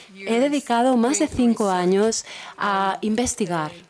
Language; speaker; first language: Spanish; non-native, fluent; Polish